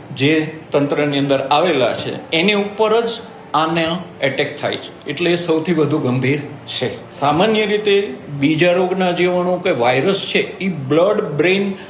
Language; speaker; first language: Gujarati; native; Gujarati